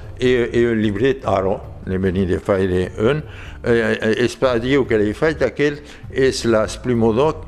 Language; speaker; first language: Occitan; native; Occitan